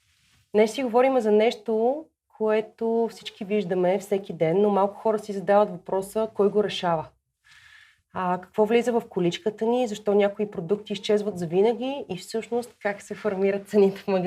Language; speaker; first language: Bulgarian; native; Bulgarian